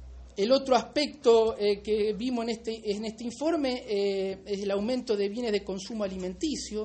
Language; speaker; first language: Spanish; native; Spanish